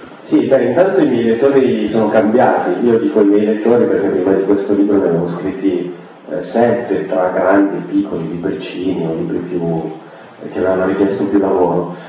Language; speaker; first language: Italian; native; Italian